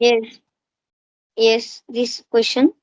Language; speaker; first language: English; non-native, learner; Marathi